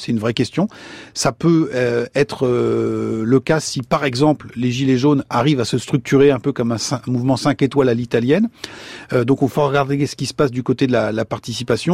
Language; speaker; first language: French; native; French